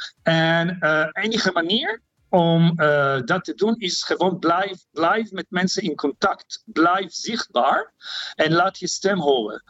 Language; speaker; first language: Dutch; non-native, fluent; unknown